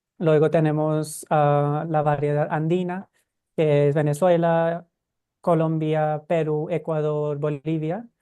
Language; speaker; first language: Spanish; non-native, fluent; Hindi